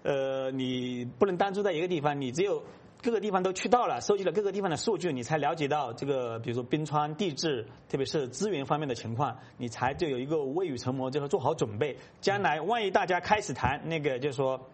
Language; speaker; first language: Chinese; native; Chinese